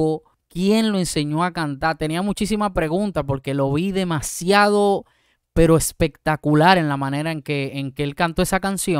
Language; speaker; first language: Spanish; native; Spanish